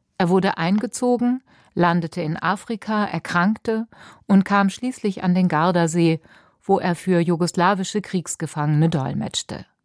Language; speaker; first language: German; native; German